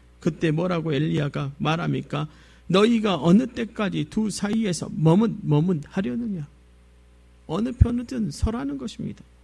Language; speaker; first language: Korean; native; Korean